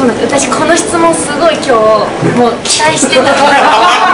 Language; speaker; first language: Japanese; native; Japanese